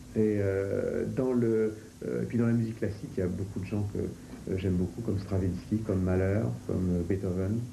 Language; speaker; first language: French; native; French